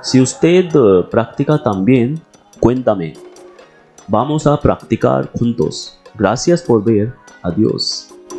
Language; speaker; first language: Spanish; non-native, learner; Hindi